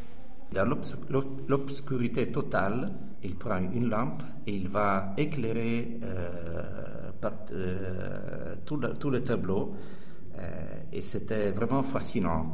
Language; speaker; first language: French; non-native, fluent; Italian